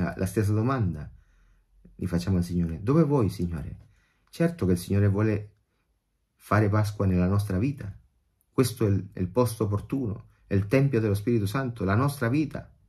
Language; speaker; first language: Italian; non-native, fluent; Spanish